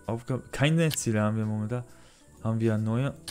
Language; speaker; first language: German; non-native, learner; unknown